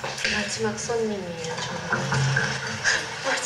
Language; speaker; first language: Korean; non-native, fluent; Thai